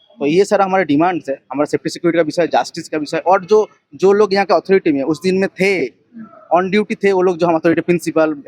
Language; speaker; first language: Hindi; non-native, local second language; Bangla